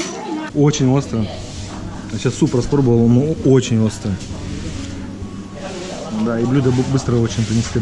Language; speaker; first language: Russian; native; Russian